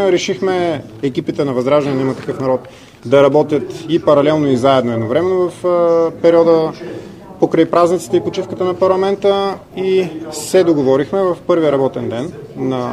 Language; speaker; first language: Bulgarian; native; Bulgarian